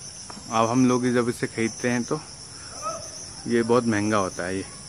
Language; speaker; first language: Hindi; native; Hindi